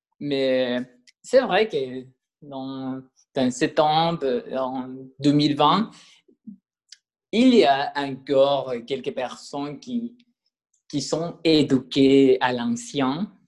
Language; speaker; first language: French; non-native, learner; Spanish